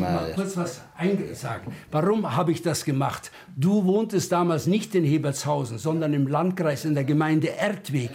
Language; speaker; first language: German; native; German